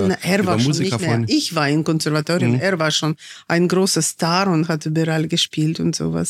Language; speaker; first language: German; non-native, fluent; Russian